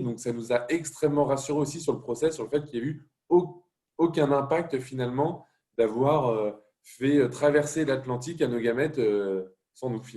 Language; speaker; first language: French; native; French